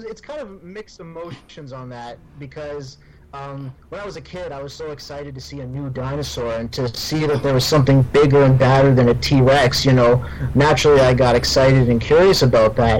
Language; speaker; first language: English; native; English